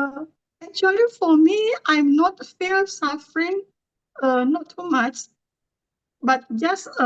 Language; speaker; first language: English; non-native, learner; Thai